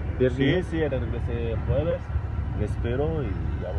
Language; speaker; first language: Spanish; non-native, learner; French